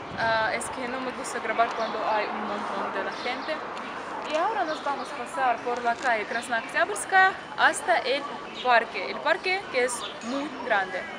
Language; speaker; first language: Spanish; non-native, fluent; Russian